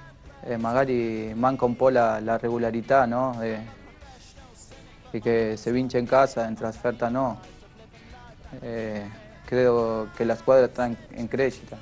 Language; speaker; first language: Italian; non-native, fluent; Spanish